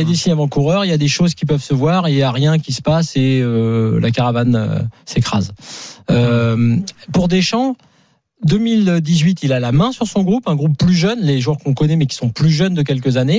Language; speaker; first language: French; native; French